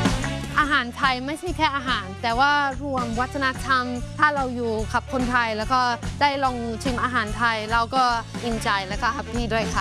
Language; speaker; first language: Thai; non-native, fluent; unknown